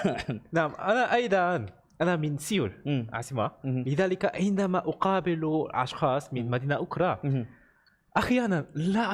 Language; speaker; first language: Arabic; non-native, learner; Korean